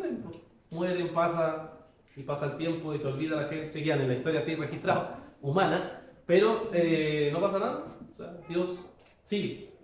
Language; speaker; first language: Spanish; native; Spanish